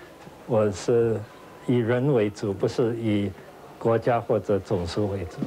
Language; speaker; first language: Chinese; non-native, local second language; Wu Chinese